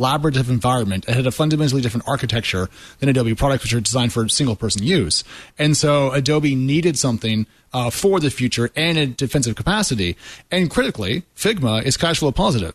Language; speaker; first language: English; native; English